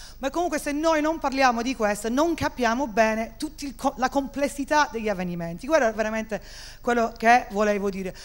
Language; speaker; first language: Italian; non-native, fluent; English